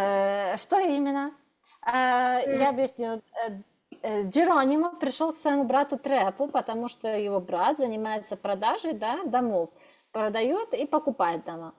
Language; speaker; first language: Russian; native; Russian